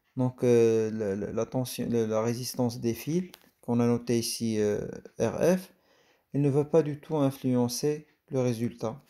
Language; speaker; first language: French; non-native, local second language; Arabic